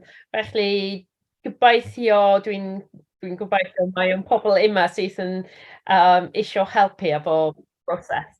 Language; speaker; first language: Welsh; non-native, learner; English